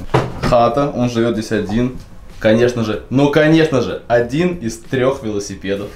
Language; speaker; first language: Russian; native; Russian